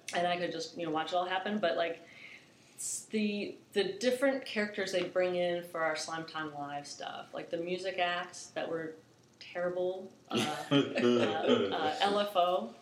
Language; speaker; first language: English; native; English